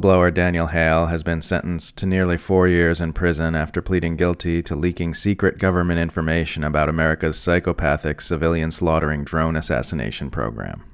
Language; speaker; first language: English; native; English